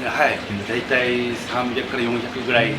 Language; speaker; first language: Japanese; native; Japanese